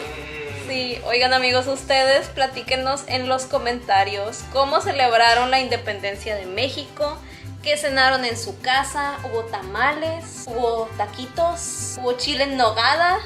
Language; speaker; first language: Spanish; native; Spanish